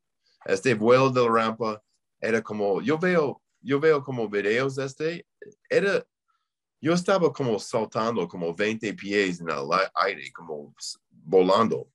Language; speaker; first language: Spanish; non-native, learner; English